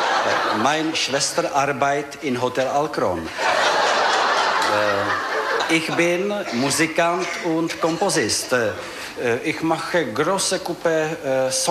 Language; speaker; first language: German; non-native, learner; Czech